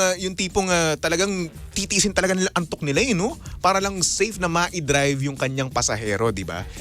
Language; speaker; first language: Filipino; native; Filipino